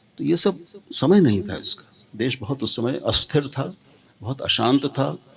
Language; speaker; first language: Hindi; native; Hindi